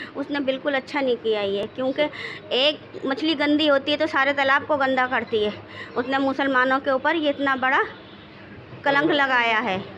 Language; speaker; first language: Hindi; native; Hindi